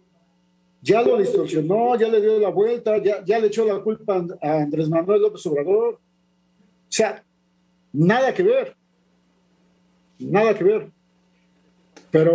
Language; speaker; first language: Spanish; native; Spanish